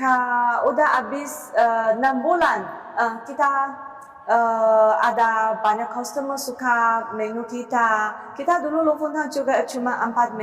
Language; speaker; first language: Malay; non-native, learner; Chinese